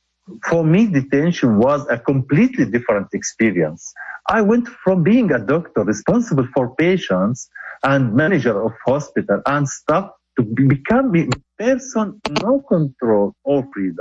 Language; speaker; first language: English; non-native, local second language; Arabic